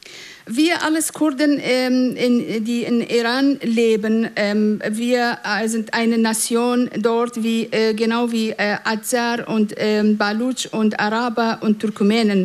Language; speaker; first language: German; non-native, fluent; Central Kurdish